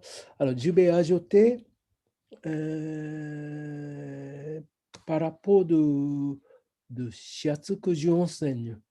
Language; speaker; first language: French; non-native, fluent; Japanese